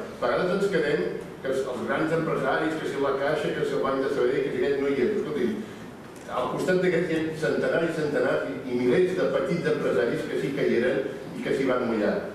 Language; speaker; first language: Catalan; native; Catalan